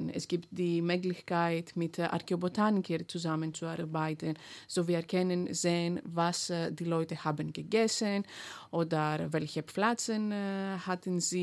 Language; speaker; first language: German; non-native, fluent; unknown